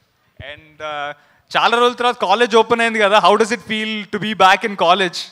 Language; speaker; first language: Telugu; non-native, fluent; Hindi